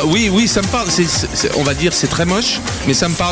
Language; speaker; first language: French; native; French